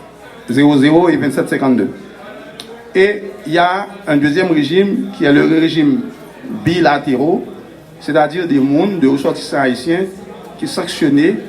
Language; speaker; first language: French; non-native, local second language; Haitian Creole